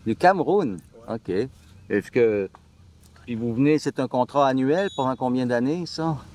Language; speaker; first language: French; non-native, local second language; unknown